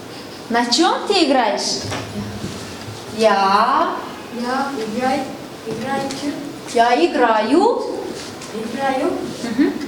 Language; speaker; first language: Russian; non-native, fluent; Mongolian